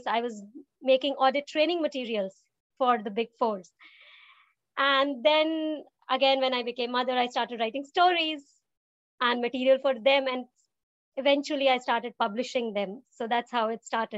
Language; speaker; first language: English; non-native, local second language; Hindi